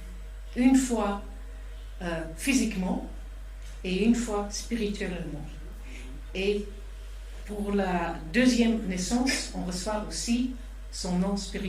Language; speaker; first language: French; non-native, fluent; German